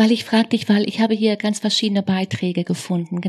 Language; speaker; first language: German; native; German